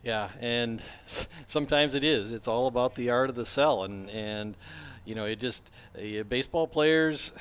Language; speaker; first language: English; native; English